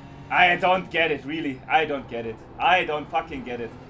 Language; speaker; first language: English; non-native, fluent; German